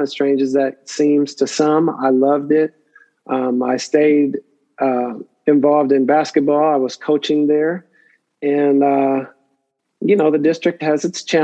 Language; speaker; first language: English; native; English